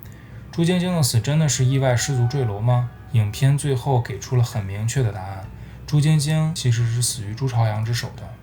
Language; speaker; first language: Chinese; native; Chinese